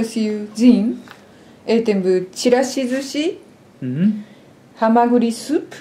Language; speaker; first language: Dutch; non-native, fluent; Japanese